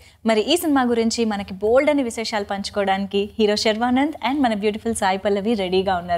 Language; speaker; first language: Telugu; native; Telugu